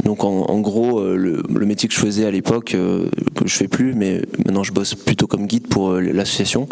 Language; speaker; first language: French; native; French